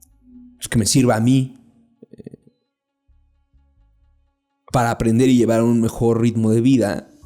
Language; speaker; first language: Spanish; native; Spanish